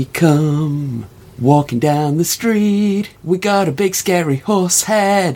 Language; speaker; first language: English; native; English